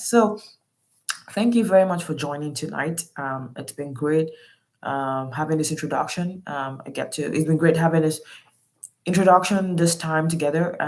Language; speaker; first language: English; non-native, local second language; Yoruba